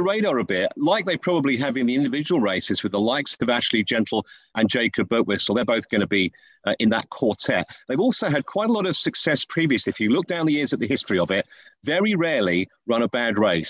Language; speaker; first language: English; native; English